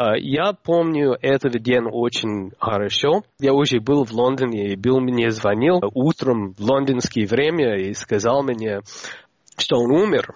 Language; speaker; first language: Russian; non-native, fluent; English